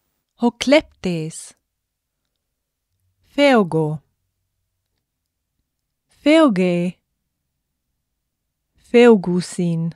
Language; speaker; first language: Greek; non-native, fluent; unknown